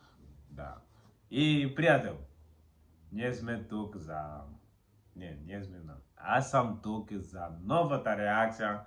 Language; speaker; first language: Bulgarian; non-native, learner; Portuguese